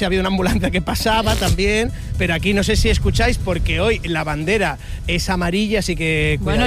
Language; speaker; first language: Spanish; native; Spanish